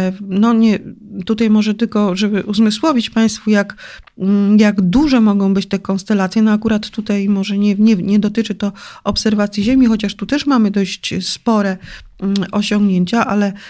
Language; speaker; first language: Polish; native; Polish